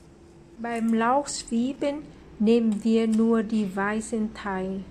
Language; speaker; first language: German; non-native, fluent; Vietnamese